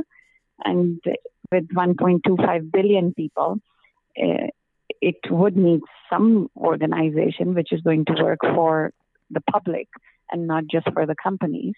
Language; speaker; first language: English; non-native, local second language; Hindi